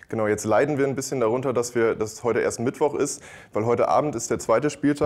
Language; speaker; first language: German; native; German